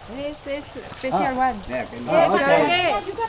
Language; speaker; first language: English; non-native, learner; Indonesian